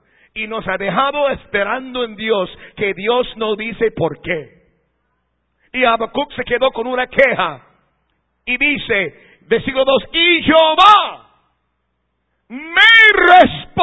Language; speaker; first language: Spanish; non-native, fluent; English